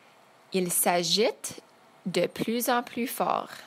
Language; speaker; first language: French; non-native, fluent; English